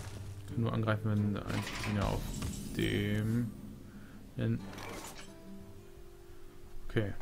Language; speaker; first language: German; native; German